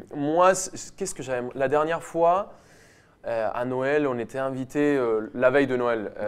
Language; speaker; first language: French; non-native, fluent; Spanish